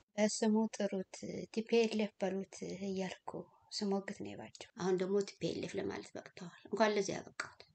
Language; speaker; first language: Amharic; native; Amharic